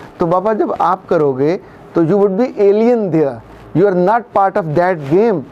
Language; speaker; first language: Urdu; non-native, local second language; Punjabi